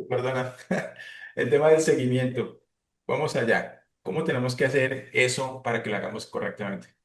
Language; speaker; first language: Spanish; native; Spanish